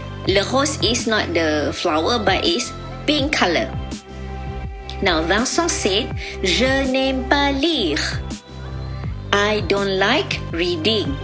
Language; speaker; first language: English; non-native, local second language; Malay